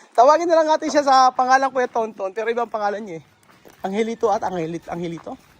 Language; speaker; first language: Filipino; native; Filipino